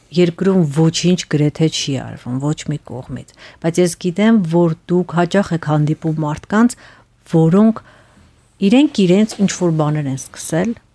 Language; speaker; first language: Armenian; native; Armenian